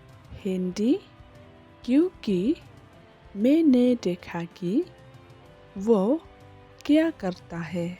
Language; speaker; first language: Hindi; non-native, local second language; Khasi